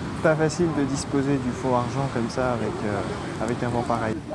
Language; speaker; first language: French; native; French